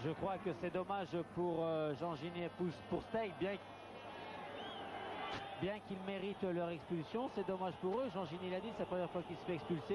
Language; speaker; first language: French; native; French